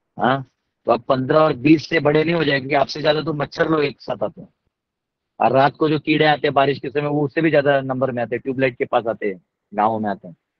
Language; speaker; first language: Hindi; non-native, local second language; Marathi